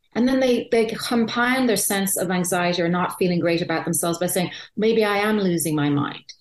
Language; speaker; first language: English; native; English